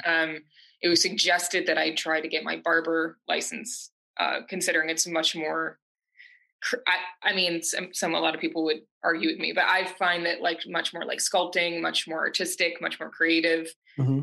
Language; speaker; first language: English; native; English